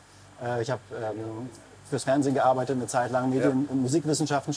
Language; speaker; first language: German; native; German